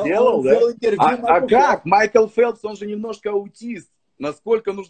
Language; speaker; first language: Russian; native; Russian